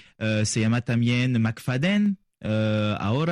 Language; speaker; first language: Spanish; non-native, learner; French